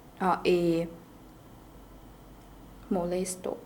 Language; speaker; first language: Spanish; non-native, learner; Chinese